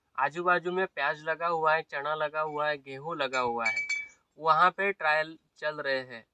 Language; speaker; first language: Hindi; non-native, local second language; Marathi